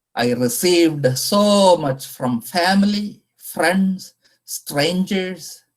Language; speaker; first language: English; non-native, local second language; Malayalam